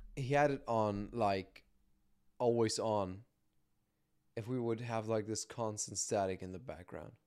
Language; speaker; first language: English; non-native, fluent; German